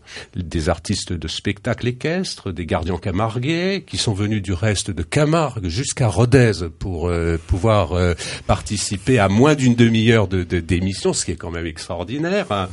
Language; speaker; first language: French; native; French